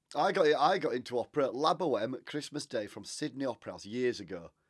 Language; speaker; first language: English; native; English